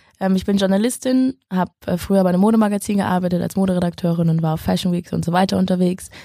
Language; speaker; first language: German; native; German